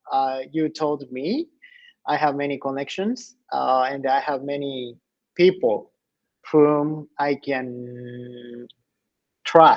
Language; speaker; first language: English; non-native, learner; Japanese